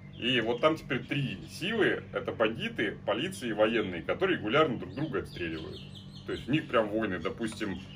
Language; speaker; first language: Russian; native; Russian